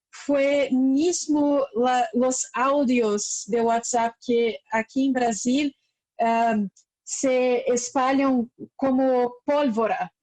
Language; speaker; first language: Spanish; non-native, fluent; Portuguese